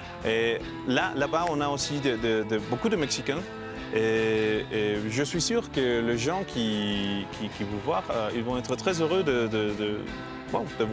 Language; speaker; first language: French; non-native, learner; Spanish